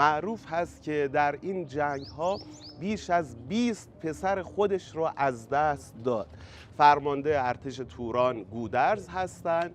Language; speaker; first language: Persian; native; Persian